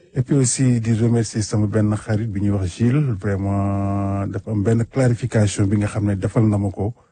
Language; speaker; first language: Wolof; native; Wolof